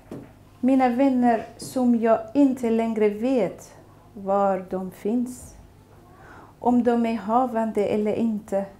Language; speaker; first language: Swedish; non-native, fluent; Kurdish